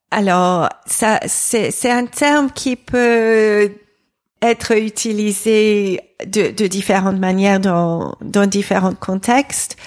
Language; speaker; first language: French; non-native, fluent; English